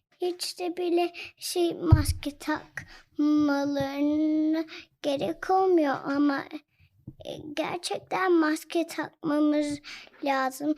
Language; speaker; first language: Turkish; early bilingual, heritage; Turkish